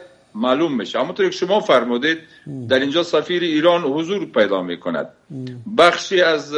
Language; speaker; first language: Persian; native; Persian